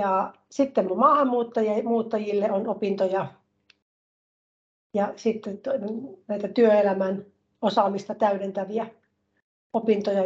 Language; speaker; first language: Finnish; native; Finnish